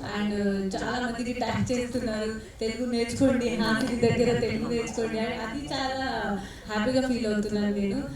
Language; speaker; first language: Telugu; non-native, fluent; Marathi